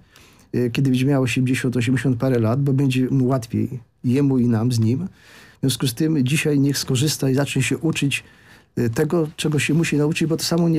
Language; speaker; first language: Polish; native; Polish